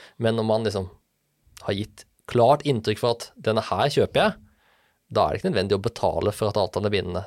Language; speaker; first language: Norwegian; native; Norwegian